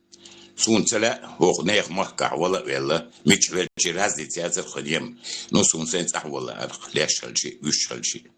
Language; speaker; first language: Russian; non-native, local second language; Chechen